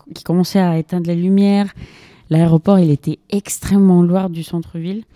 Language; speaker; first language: French; non-native, fluent; Spanish